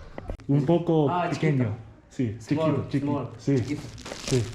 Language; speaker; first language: Spanish; non-native, learner; English